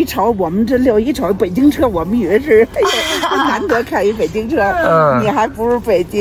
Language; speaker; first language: Chinese; native; Chinese